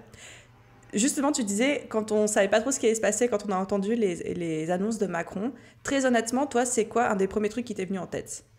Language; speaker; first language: French; native; French